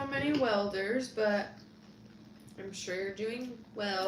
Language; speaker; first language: English; native; English